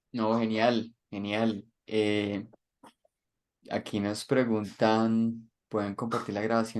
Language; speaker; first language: Spanish; native; Spanish